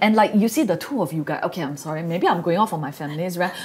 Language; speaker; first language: English; non-native, local second language; Chinese